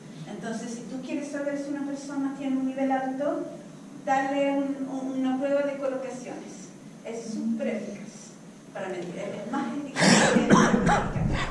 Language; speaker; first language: Spanish; non-native, fluent; Swedish